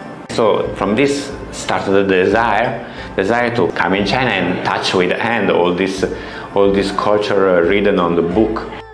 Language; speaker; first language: English; non-native, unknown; Italian